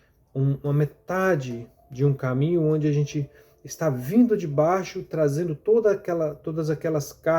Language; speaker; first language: Portuguese; native; Portuguese